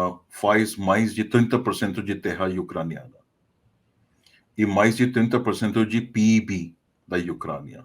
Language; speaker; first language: Portuguese; non-native, fluent; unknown